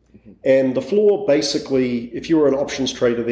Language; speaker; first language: English; native; English